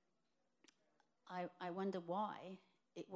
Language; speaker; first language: English; native; English